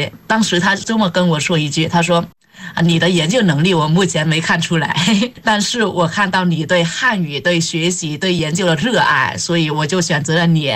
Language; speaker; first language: Chinese; non-native, fluent; Vietnamese